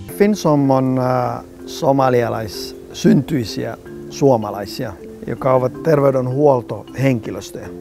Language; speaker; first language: Finnish; non-native, fluent; Somali